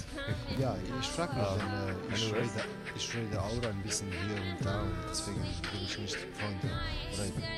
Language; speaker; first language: German; non-native, learner; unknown